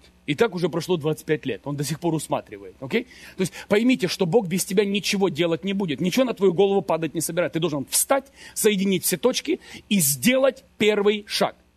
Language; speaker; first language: Russian; native; Russian